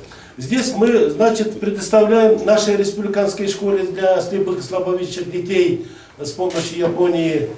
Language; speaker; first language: Russian; non-native, local second language; Kyrgyz